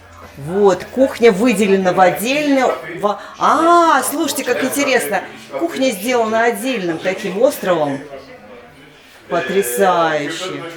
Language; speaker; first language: Russian; native; Russian